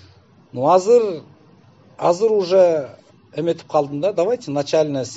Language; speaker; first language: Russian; non-native, local second language; Kyrgyz